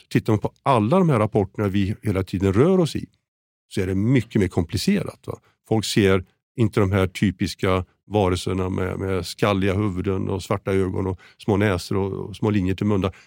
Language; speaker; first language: Swedish; native; Swedish